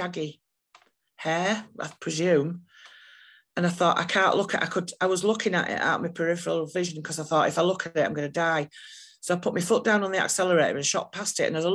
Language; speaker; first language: English; native; English